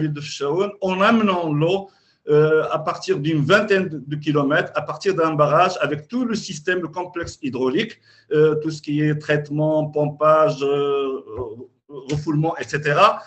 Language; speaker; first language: French; non-native, local second language; Arabic